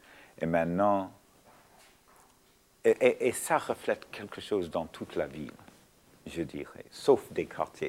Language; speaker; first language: French; non-native, fluent; English